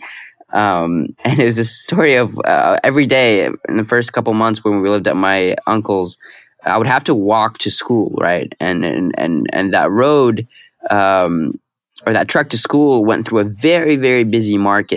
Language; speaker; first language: English; early bilingual, other home language; Arabic